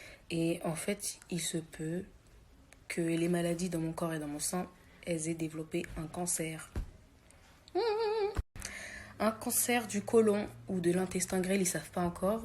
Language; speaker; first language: French; native; French